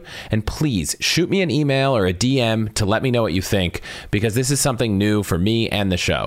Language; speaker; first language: English; native; English